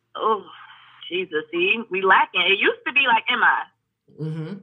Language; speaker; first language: English; native; English